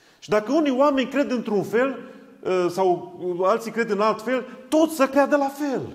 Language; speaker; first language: Romanian; non-native, local second language; Hungarian